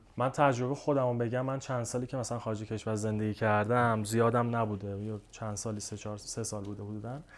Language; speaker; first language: Persian; native; Persian